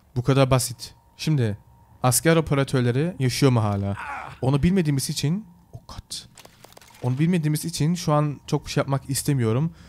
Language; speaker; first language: Turkish; early bilingual, heritage; Turkish